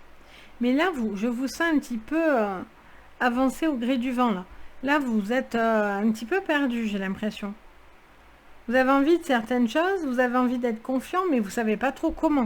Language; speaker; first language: French; native; French